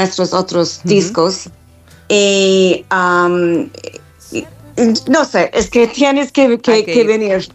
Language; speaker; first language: Spanish; non-native, learner; English